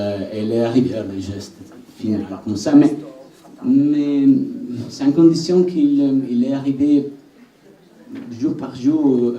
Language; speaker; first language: French; non-native, learner; Italian